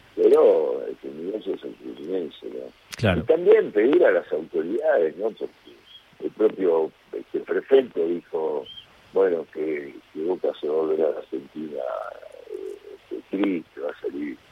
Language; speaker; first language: Spanish; native; Spanish